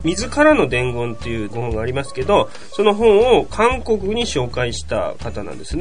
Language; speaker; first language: Japanese; native; Japanese